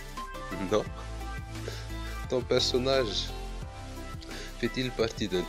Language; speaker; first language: French; non-native, local second language; Malagasy